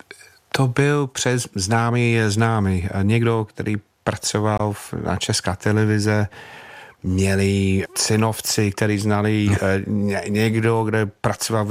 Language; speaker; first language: Czech; non-native, fluent; English